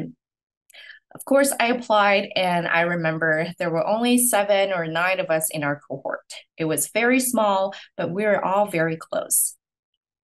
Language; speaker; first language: English; non-native, local second language; Cantonese